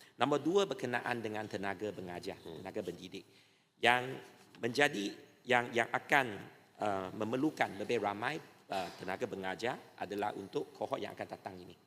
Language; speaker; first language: Malay; native; Malay